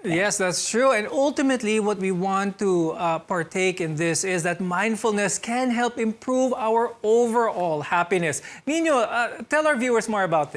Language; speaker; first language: English; non-native, local second language; Filipino